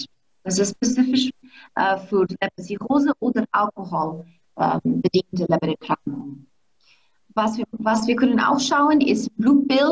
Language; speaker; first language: German; non-native, fluent; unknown